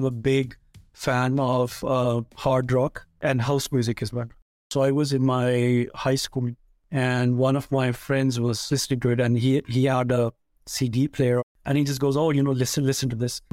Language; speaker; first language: English; non-native, local second language; Punjabi